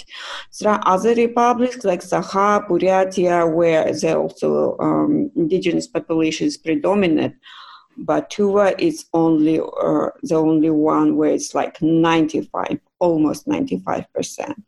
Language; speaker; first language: English; non-native, fluent; Russian